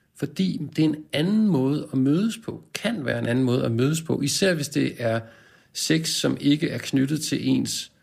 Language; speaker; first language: Danish; native; Danish